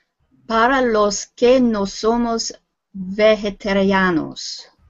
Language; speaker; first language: Spanish; non-native, learner; English